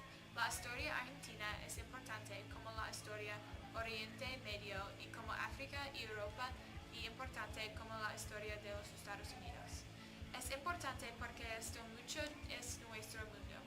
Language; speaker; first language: Spanish; non-native, learner; English